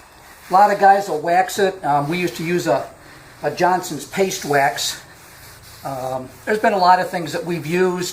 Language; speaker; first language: English; native; English